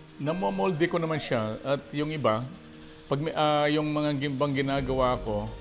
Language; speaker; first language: Filipino; non-native, local second language; Pampanga